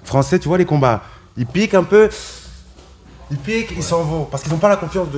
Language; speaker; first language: French; native; French